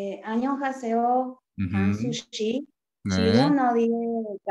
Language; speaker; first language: Korean; non-native, learner; Spanish